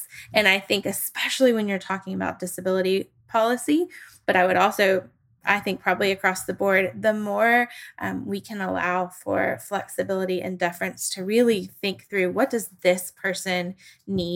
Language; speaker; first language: English; native; English